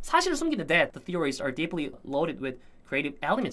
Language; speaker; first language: English; non-native, fluent; Korean